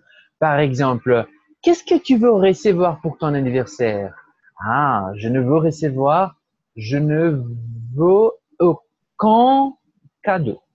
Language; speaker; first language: French; non-native, fluent; Portuguese